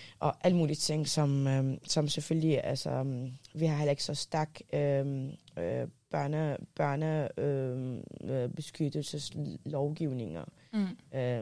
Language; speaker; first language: Danish; early bilingual, other home language; Arabic